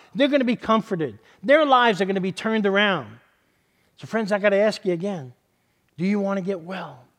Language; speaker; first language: English; native; English